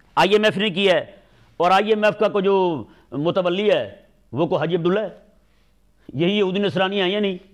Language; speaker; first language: Urdu; non-native, local second language; Punjabi